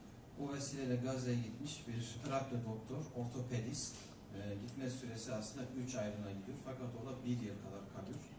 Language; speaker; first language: Turkish; native; Turkish